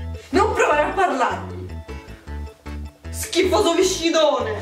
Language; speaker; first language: Italian; native; Italian